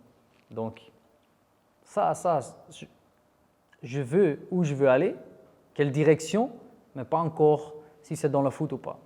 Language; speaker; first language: French; non-native, fluent; Dutch